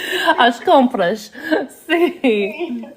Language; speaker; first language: Portuguese; non-native, learner; English